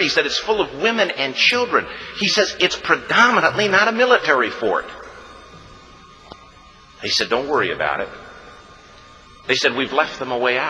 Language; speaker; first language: English; native; English